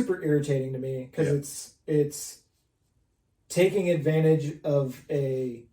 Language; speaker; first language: English; native; English